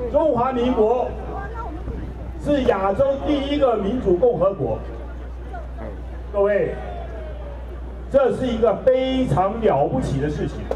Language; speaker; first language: Chinese; native; Chinese